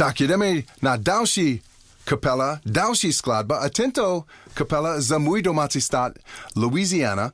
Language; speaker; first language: Czech; non-native, learner; English